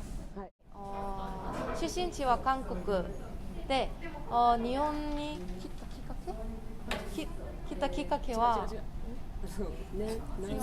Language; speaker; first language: Japanese; non-native, fluent; Korean